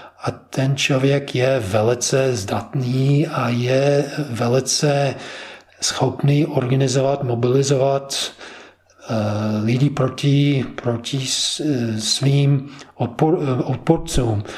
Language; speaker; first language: Czech; non-native, fluent; English